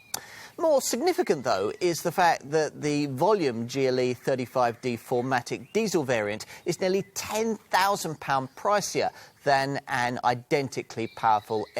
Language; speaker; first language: English; native; English